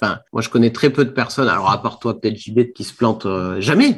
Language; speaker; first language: French; native; French